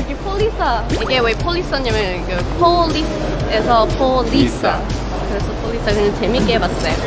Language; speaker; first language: Korean; non-native, fluent; Thai